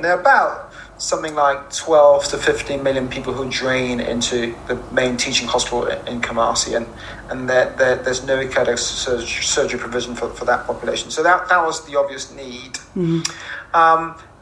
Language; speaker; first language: English; non-native, local second language; Akan